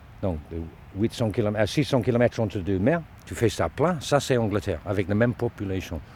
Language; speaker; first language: French; non-native, learner; Dutch